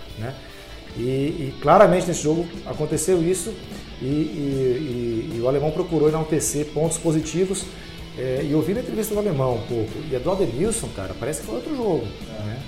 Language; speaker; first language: Portuguese; native; Portuguese